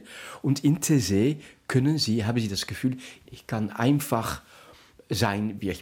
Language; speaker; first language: German; non-native, fluent; Dutch